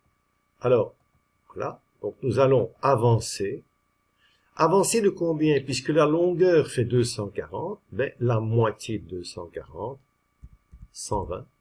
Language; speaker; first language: French; native; French